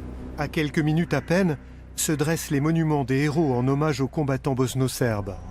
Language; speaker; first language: French; native; French